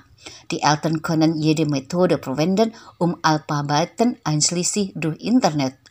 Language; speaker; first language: German; non-native, fluent; Indonesian